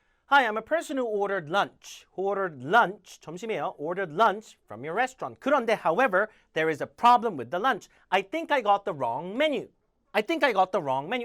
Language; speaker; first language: English; non-native, fluent; Korean